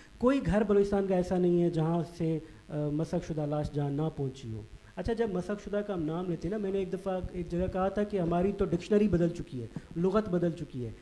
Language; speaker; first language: Urdu; non-native, local second language; Baluchi